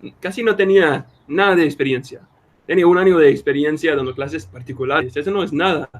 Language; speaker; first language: Spanish; non-native, fluent; English